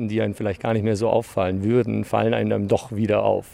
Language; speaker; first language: German; non-native, fluent; English